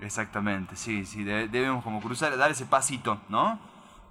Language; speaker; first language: Spanish; native; Spanish